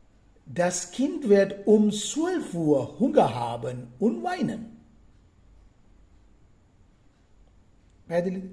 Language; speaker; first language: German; non-native, fluent; Sinhala